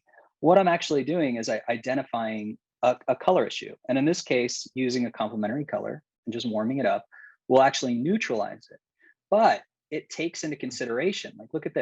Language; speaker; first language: English; native; English